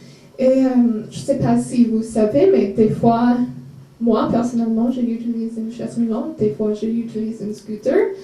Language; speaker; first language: French; non-native, fluent; English